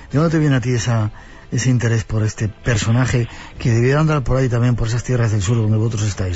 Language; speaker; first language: Spanish; native; Spanish